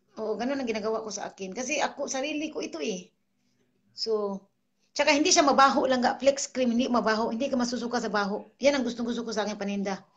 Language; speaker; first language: Filipino; non-native, local second language; Cebuano